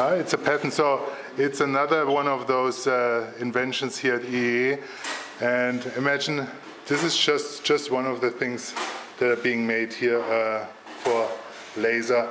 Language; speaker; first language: English; non-native, fluent; German